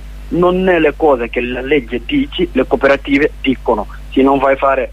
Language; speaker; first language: Italian; non-native, learner; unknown